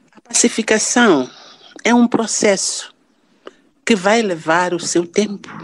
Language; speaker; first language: Portuguese; non-native, local second language; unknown